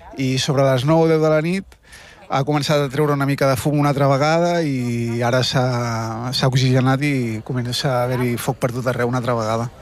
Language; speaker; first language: Catalan; native; Catalan